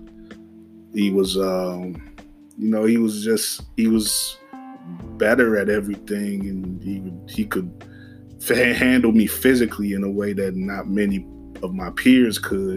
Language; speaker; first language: English; native; English